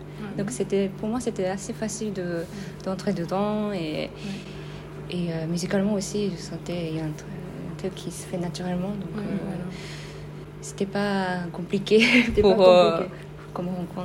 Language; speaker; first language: French; non-native, fluent; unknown